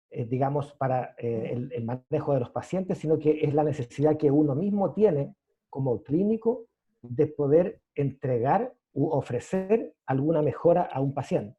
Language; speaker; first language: Spanish; native; Spanish